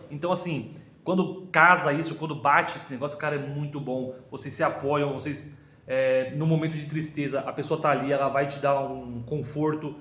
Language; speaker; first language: Portuguese; native; Portuguese